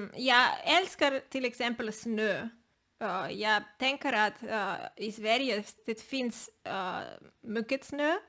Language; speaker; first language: Swedish; non-native, learner; Spanish